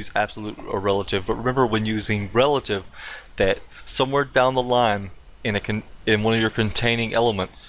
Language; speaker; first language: English; native; English